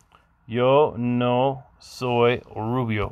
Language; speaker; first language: Spanish; non-native, learner; English